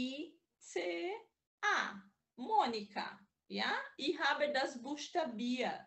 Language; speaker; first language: German; non-native, learner; Portuguese